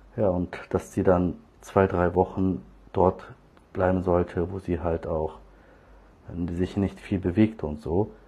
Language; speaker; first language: German; early bilingual, other home language; Turkish